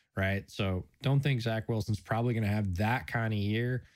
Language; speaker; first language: English; native; English